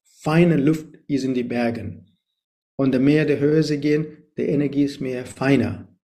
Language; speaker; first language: German; non-native, learner; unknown